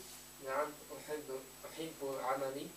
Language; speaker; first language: Arabic; non-native, learner; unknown